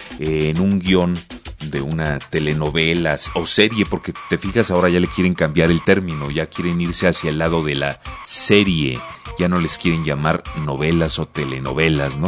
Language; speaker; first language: Spanish; native; Spanish